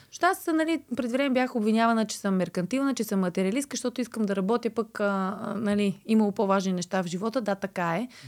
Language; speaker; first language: Bulgarian; native; Bulgarian